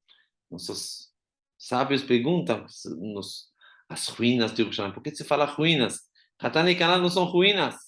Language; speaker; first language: Portuguese; non-native, fluent; Hebrew